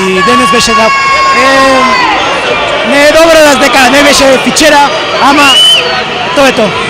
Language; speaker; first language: Macedonian; non-native, learner; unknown